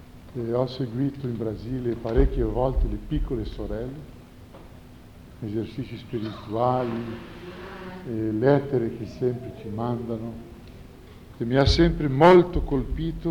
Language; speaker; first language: Italian; non-native, fluent; Portuguese